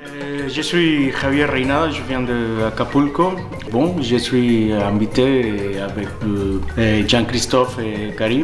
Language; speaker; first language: French; non-native, learner; Spanish